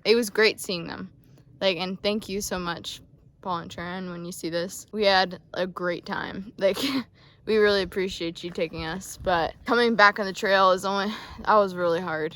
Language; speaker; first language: English; native; English